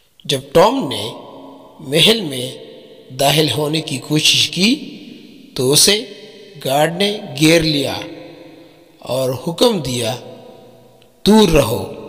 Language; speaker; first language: Urdu; native; Urdu